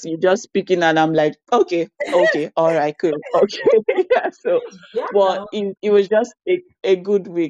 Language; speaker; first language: English; native; English